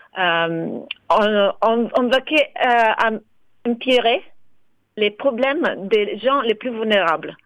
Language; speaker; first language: French; non-native, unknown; Italian